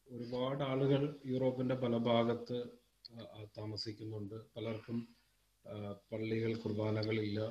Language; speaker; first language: Malayalam; early bilingual, heritage; German